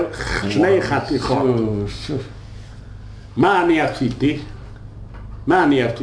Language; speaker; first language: Hebrew; non-native, fluent; Yiddish